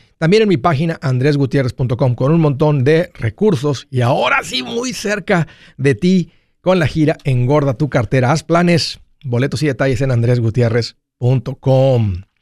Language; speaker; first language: Spanish; native; Spanish